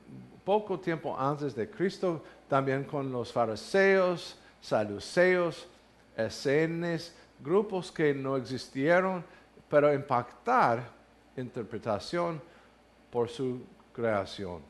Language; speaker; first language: Spanish; non-native, learner; English